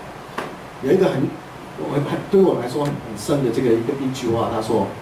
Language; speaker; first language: Chinese; early bilingual, heritage; English